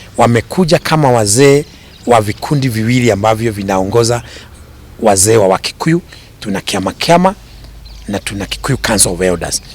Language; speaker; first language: Swahili; non-native, local second language; Kikuyu